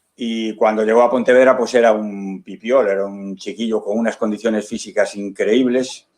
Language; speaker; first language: Spanish; native; Spanish